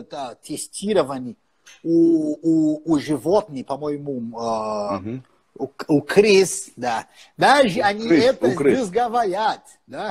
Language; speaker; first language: Russian; non-native, fluent; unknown